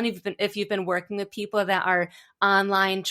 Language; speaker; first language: English; native; English